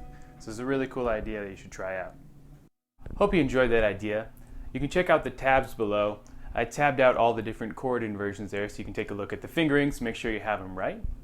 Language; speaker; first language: English; native; English